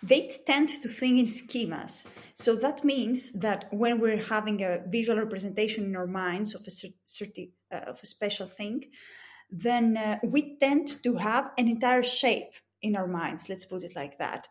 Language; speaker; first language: English; non-native, fluent; Greek